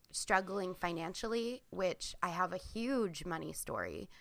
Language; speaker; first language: English; native; English